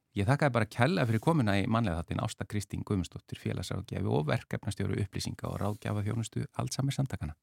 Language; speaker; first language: Icelandic; native; Icelandic